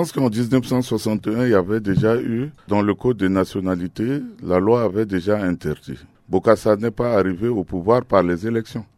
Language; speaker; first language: French; non-native, local second language; Sango